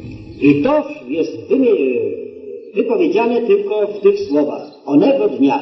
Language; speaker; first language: Polish; native; Polish